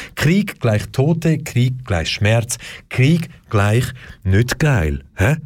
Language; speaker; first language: German; early bilingual, other home language; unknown